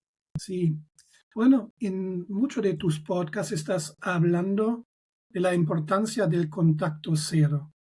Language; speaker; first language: Spanish; non-native, fluent; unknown